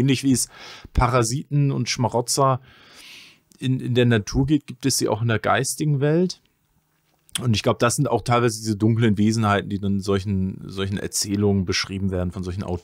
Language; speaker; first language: German; native; German